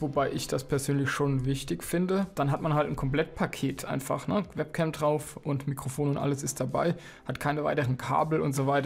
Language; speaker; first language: German; native; German